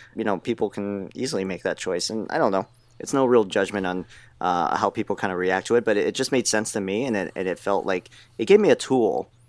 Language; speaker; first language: English; native; English